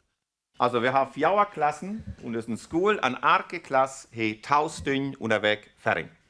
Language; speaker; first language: German; non-native, local second language; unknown